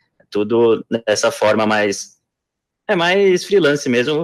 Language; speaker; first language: Portuguese; native; Portuguese